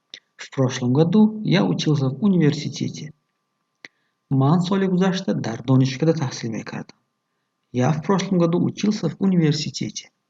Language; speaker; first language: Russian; non-native, local second language; Tajik